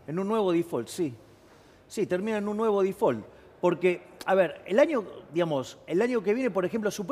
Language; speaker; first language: Spanish; native; Spanish